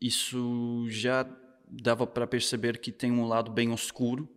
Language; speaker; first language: Portuguese; non-native, fluent; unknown